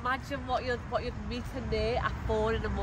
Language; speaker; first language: English; native; English